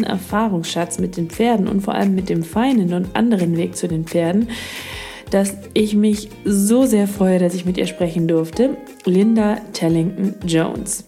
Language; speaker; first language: German; native; German